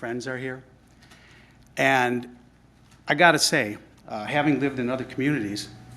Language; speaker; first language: English; native; English